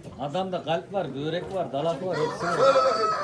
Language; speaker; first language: Turkish; native; Turkish